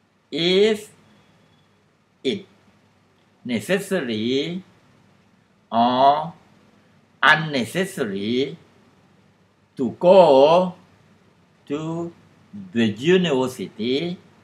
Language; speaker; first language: English; non-native, fluent; Thai